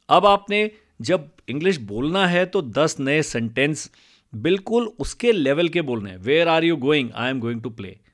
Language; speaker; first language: Hindi; non-native, local second language; Punjabi